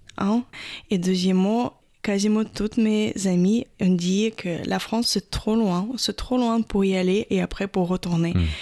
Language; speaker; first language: French; non-native, fluent; Russian